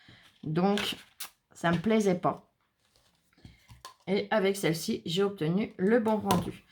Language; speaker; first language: French; native; French